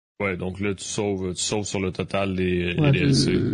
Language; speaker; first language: French; native; French